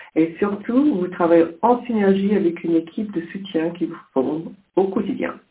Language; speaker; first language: French; native; French